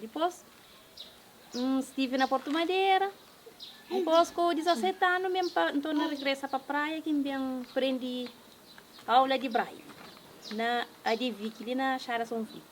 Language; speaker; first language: Portuguese; non-native, local second language; Kabuverdianu